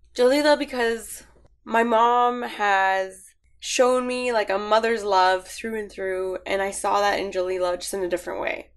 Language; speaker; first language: English; early bilingual, other home language; Arabic